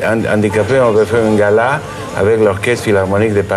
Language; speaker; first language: French; non-native, fluent; English